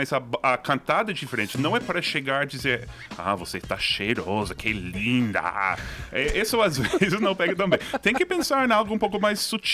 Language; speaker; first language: Portuguese; non-native, fluent; English